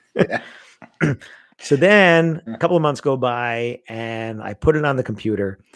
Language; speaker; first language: English; native; English